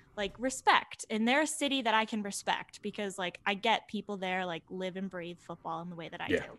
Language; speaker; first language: English; native; English